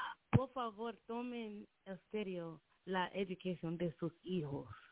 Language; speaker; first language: Spanish; non-native, learner; English